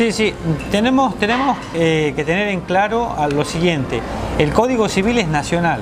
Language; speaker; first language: Spanish; native; Spanish